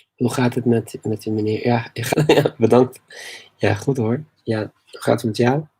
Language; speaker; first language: Dutch; non-native, learner; English